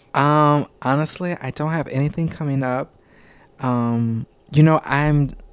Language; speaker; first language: English; native; English